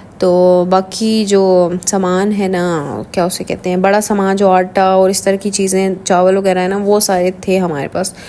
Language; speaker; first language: Urdu; native; Urdu